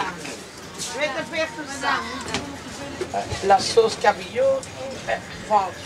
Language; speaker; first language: French; native; French